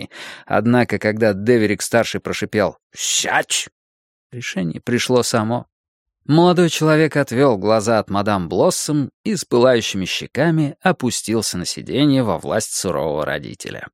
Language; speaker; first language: Russian; native; Russian